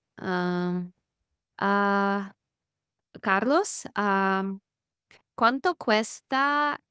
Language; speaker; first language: Spanish; non-native, learner; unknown